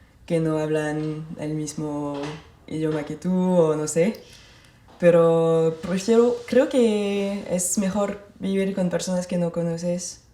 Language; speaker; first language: Spanish; non-native, fluent; French